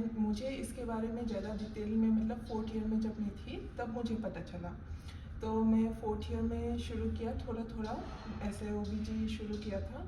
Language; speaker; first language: Hindi; non-native, local second language; Assamese